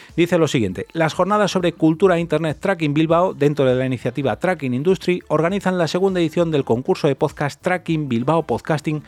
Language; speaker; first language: Spanish; native; Spanish